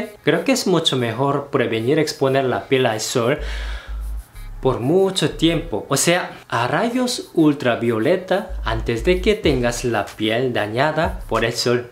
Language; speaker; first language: Spanish; non-native, fluent; Korean